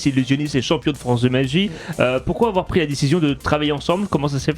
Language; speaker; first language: French; native; French